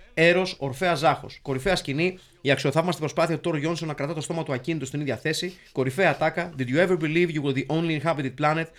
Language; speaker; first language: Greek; native; Greek